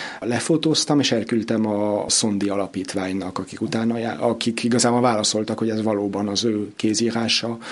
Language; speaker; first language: Hungarian; early bilingual, heritage; Hungarian